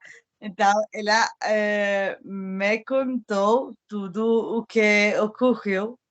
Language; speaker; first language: Portuguese; non-native, learner; Spanish